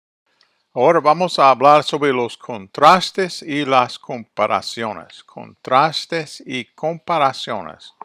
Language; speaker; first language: Spanish; non-native, fluent; English